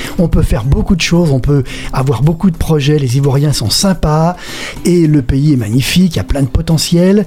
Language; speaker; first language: French; native; French